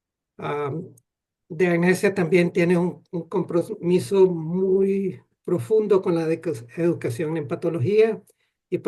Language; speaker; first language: Spanish; non-native, fluent; English